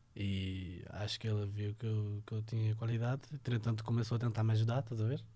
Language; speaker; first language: Portuguese; native; Portuguese